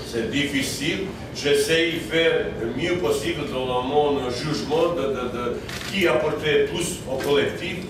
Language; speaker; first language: French; non-native, fluent; Bosnian